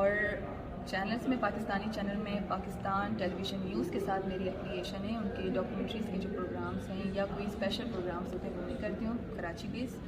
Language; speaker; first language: Urdu; non-native, local second language; Baluchi